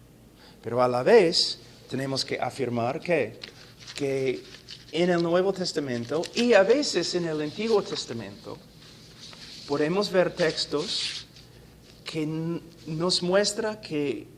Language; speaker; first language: Spanish; non-native, fluent; English